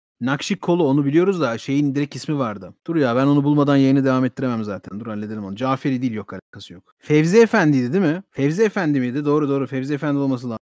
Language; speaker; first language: Turkish; early bilingual, heritage; Turkish